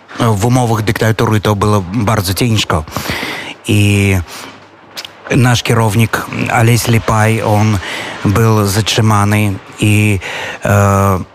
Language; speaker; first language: Polish; non-native, learner; Belarusian